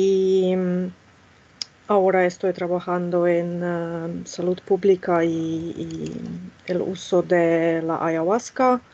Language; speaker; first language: Spanish; non-native, fluent; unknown